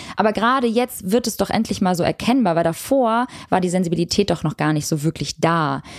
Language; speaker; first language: German; early bilingual, other home language; Albanian